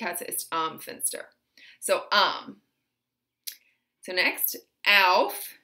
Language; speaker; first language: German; non-native, fluent; English